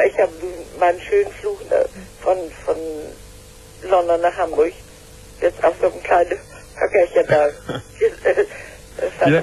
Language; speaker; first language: German; native; German